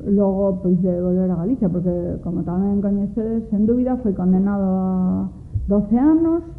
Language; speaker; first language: Spanish; non-native, local second language; Galician